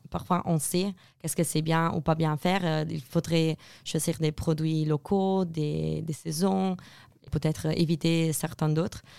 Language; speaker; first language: French; non-native, fluent; Italian